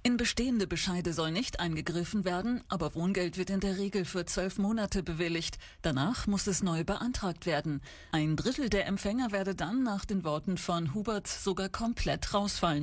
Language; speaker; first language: German; native; German